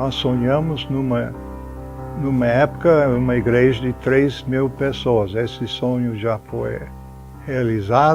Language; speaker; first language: Portuguese; non-native, fluent; English